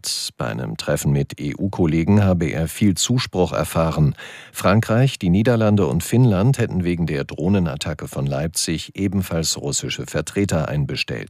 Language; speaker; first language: German; native; German